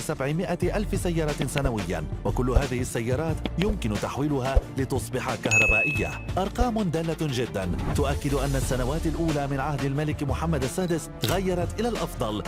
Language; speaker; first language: Arabic; native; Arabic